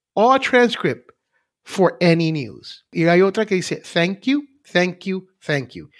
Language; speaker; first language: Spanish; early bilingual, heritage; Spanish